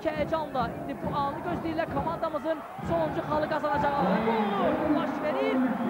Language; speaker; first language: Azerbaijani; native; Azerbaijani